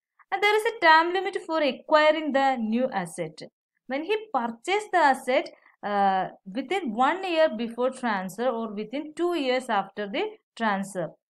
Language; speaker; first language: English; non-native, local second language; Malayalam